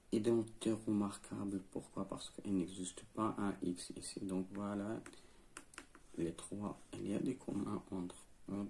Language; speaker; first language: French; non-native, local second language; Arabic